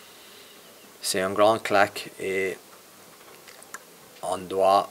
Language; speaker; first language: French; non-native, fluent; English